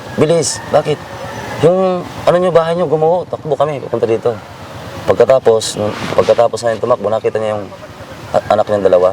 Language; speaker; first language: Filipino; non-native, local second language; Masbatenyo